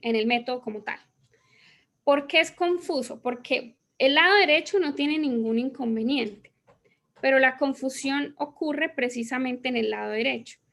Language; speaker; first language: Spanish; native; Spanish